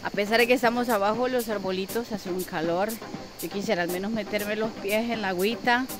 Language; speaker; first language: Spanish; native; Spanish